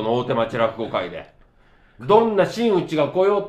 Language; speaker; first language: Japanese; native; Japanese